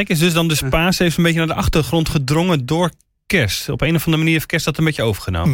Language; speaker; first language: Dutch; native; Dutch